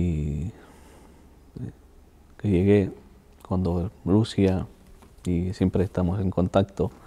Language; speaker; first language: Spanish; non-native, fluent; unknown